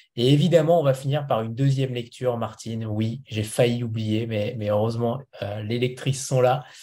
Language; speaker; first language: French; native; French